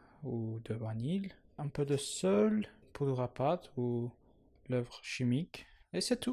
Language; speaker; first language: French; non-native, learner; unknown